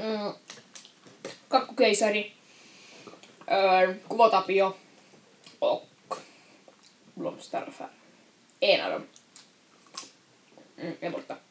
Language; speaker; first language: Finnish; non-native, local second language; Swedish